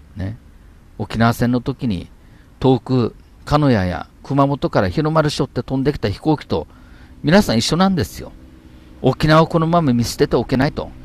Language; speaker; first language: Japanese; native; Japanese